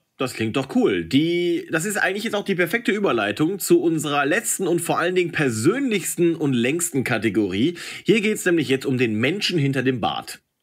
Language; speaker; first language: German; native; German